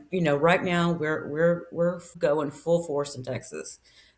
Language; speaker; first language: English; native; English